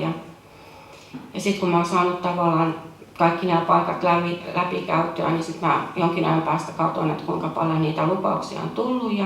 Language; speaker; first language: Finnish; native; Finnish